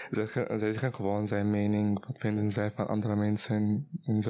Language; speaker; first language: Dutch; non-native, learner; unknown